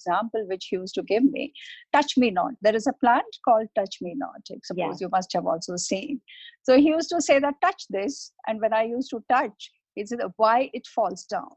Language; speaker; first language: English; non-native, local second language; Hindi